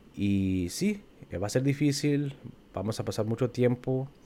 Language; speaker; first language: Spanish; early bilingual, heritage; Spanish